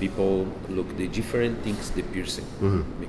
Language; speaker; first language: English; non-native, learner; Portuguese